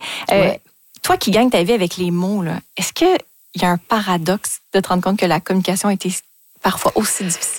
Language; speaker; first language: French; native; French